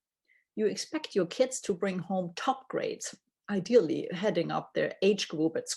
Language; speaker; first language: English; non-native, fluent; German